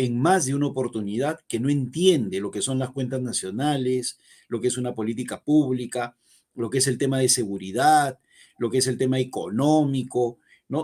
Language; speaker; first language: Spanish; native; Spanish